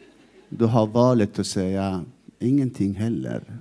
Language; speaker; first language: Swedish; non-native, fluent; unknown